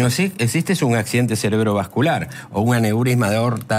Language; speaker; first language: Spanish; native; Spanish